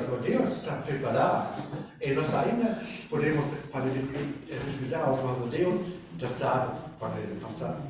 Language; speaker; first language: Portuguese; non-native, learner; German